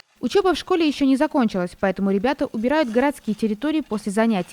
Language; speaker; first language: Russian; native; Russian